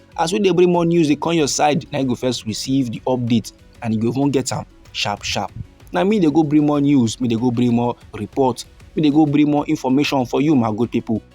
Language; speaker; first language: Nigerian Pidgin; native; Nigerian Pidgin